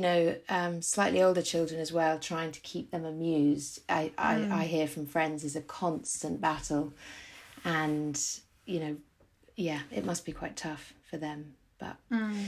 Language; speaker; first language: English; native; English